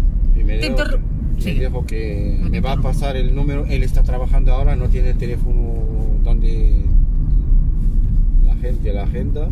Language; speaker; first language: Spanish; non-native, fluent; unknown